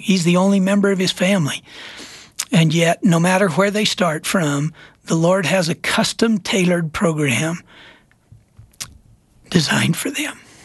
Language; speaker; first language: English; native; English